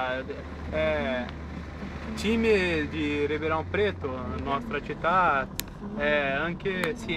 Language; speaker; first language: Italian; non-native, learner; Portuguese